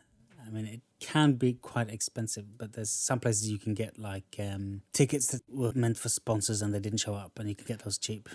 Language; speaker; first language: English; non-native, fluent; Norwegian